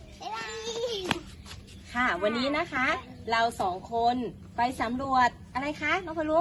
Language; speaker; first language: Thai; native; Thai